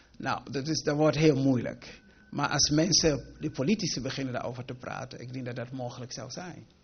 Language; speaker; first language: Dutch; non-native, fluent; Mandingo